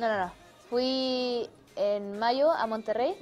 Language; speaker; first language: Spanish; native; Spanish